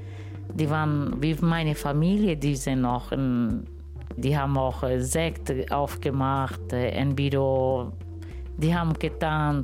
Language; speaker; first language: German; non-native, learner; Romany